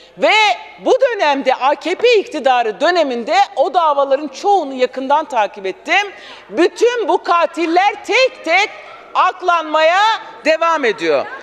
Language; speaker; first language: Turkish; non-native, local second language; Kurdish